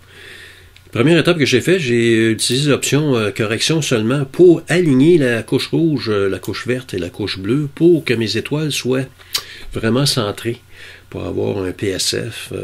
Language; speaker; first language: French; native; French